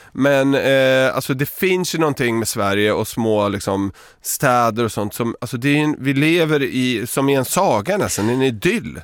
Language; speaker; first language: Swedish; early bilingual, other home language; Serbian